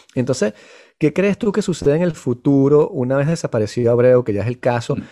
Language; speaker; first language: Spanish; native; Spanish